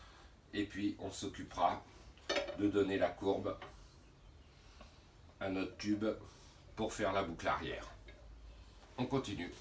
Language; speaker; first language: French; native; French